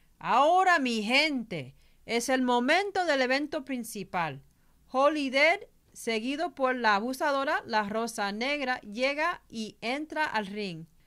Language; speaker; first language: Spanish; early bilingual, heritage; Spanish